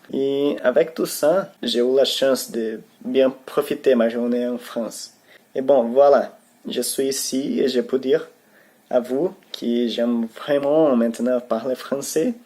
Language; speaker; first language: French; non-native, learner; Portuguese